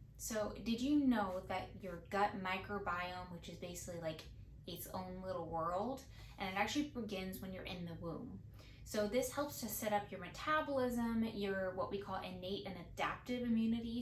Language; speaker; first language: English; native; English